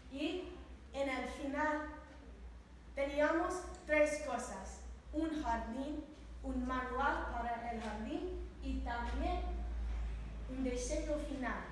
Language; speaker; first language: Spanish; non-native, learner; English